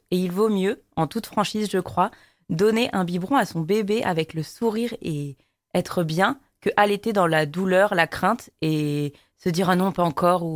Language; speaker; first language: French; native; French